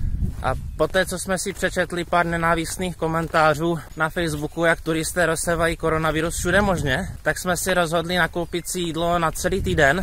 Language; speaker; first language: Czech; native; Czech